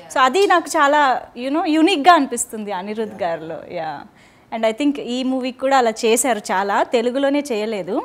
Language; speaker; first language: Telugu; native; Telugu